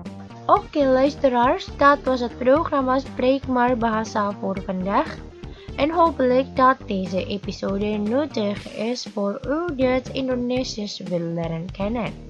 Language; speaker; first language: Dutch; non-native, fluent; Indonesian